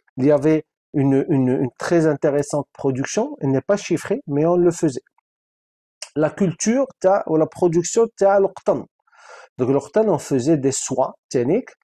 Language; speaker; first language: French; non-native, local second language; Arabic